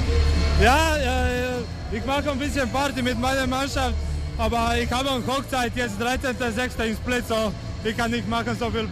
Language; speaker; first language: German; non-native, learner; Croatian